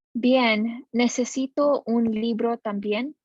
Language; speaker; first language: Spanish; non-native, learner; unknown